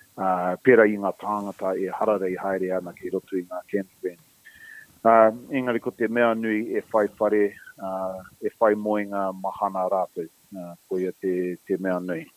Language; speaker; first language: Māori; non-native, local second language; English